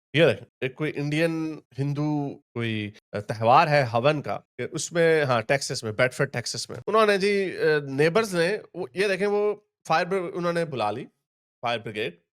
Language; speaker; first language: Urdu; native; Urdu